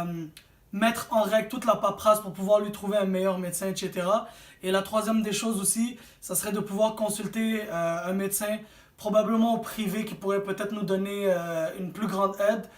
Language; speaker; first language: French; native; French